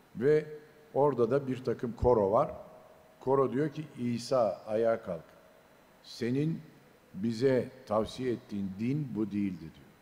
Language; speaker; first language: Turkish; native; Turkish